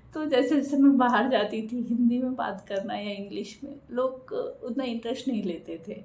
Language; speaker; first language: Hindi; non-native, local second language; Bangla